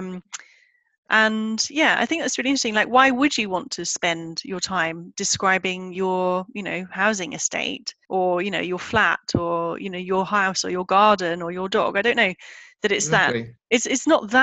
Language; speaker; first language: English; native; English